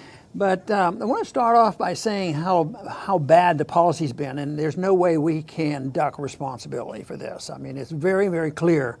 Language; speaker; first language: English; native; English